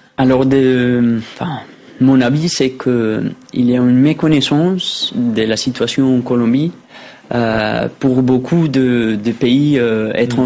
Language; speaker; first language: French; non-native, fluent; Spanish